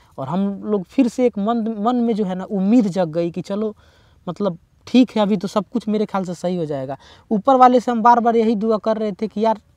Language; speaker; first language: Hindi; native; Hindi